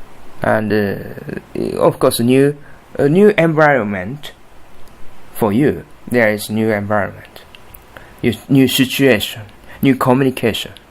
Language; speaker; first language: English; non-native, learner; Japanese